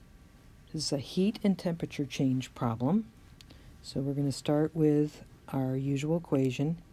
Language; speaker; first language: English; native; English